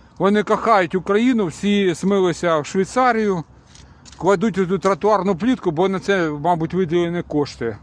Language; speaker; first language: Ukrainian; non-native, local second language; Russian